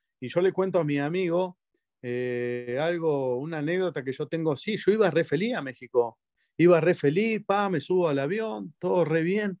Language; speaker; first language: Spanish; native; Spanish